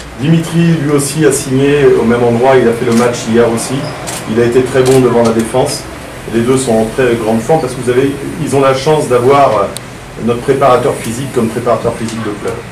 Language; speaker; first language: French; native; French